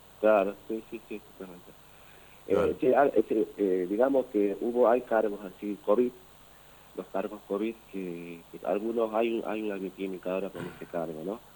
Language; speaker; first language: Spanish; native; Spanish